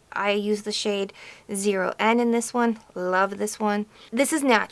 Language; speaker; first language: English; native; English